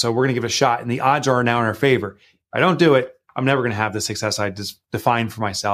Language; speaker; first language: English; native; English